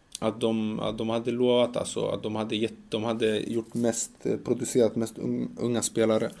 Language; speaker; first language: Swedish; early bilingual, other home language; Macedonian